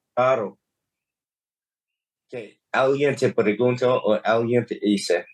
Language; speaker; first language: Spanish; non-native, learner; English